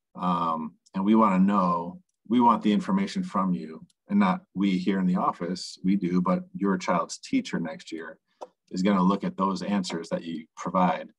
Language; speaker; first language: English; native; English